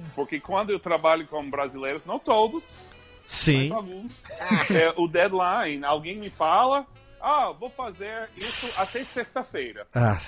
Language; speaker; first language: Portuguese; non-native, fluent; English